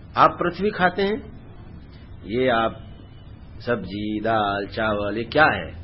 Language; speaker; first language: Hindi; non-native, local second language; Bangla